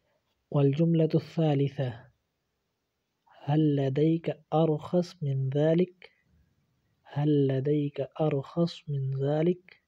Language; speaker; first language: Arabic; non-native, fluent; Urdu